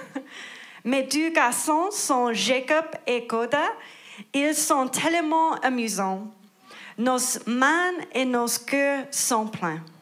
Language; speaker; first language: French; non-native, learner; English